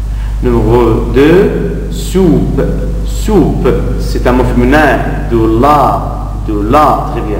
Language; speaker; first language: French; non-native, fluent; Arabic